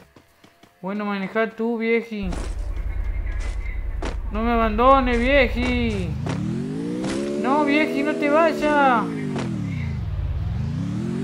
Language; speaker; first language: Spanish; native; Spanish